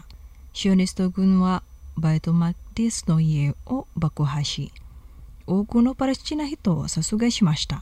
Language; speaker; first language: Japanese; non-native, fluent; Indonesian